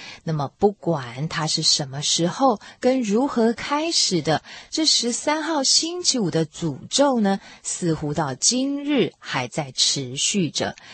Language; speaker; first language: Chinese; native; Chinese